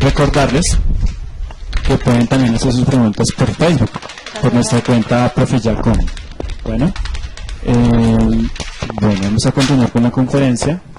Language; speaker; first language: Spanish; native; Spanish